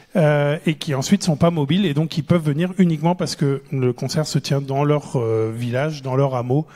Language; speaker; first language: French; native; French